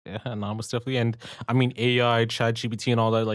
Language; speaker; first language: English; native; English